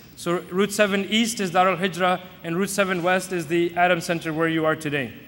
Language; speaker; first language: English; native; English